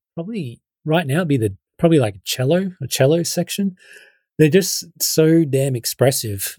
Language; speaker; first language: English; native; English